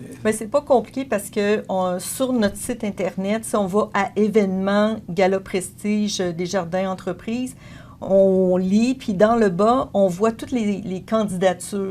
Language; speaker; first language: French; native; French